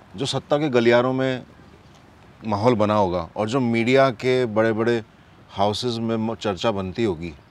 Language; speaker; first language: Hindi; native; Hindi